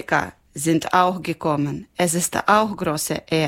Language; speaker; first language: German; non-native, learner; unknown